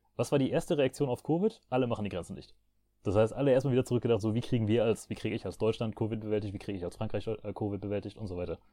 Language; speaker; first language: German; native; German